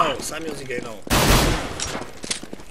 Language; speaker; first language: English; non-native, learner; Polish